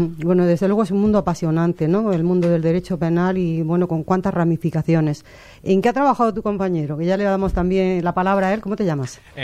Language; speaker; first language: Spanish; native; Spanish